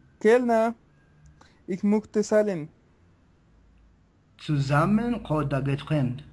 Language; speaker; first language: German; non-native, learner; Spanish